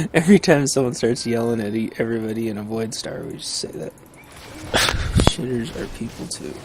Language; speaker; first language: English; native; English